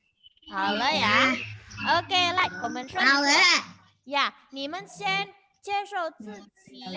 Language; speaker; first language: Chinese; non-native, fluent; Indonesian